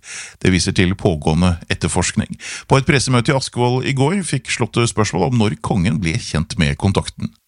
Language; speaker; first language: Norwegian; native; Norwegian